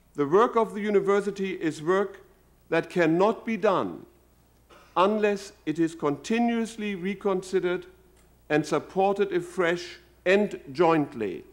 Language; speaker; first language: English; non-native, fluent; German